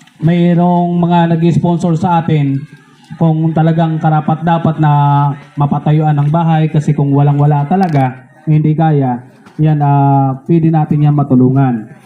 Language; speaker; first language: Filipino; non-native, local second language; Bikol